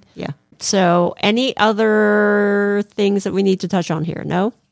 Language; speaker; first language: English; non-native, local second language; Filipino